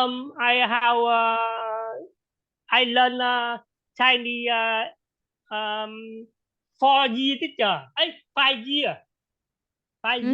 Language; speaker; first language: English; non-native, learner; Vietnamese